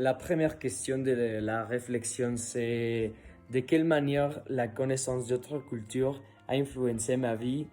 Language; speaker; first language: French; non-native, learner; Spanish